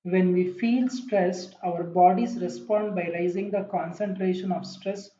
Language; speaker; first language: English; non-native, local second language; Kannada